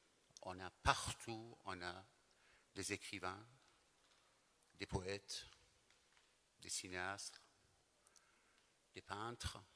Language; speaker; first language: French; non-native, fluent; Persian